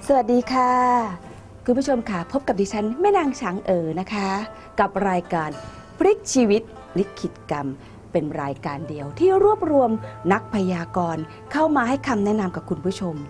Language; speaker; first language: Thai; native; Thai